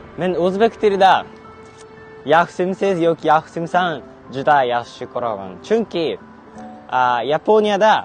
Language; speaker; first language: Uzbek; non-native, learner; Japanese